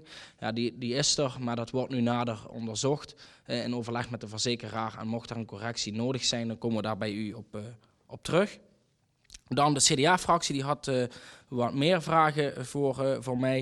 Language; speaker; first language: Dutch; native; Dutch